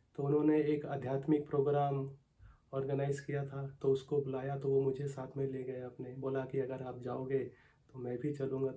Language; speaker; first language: Hindi; native; Hindi